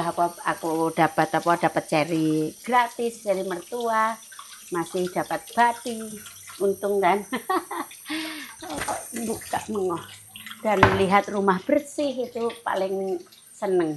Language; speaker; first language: Indonesian; non-native, local second language; Javanese